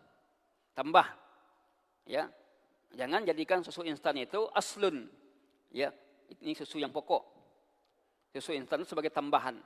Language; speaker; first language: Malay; non-native, local second language; Minangkabau